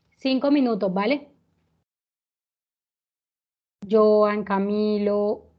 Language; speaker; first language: Spanish; native; Spanish